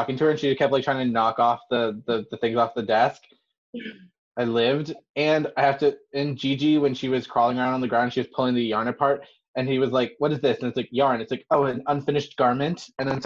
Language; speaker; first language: English; non-native, fluent; French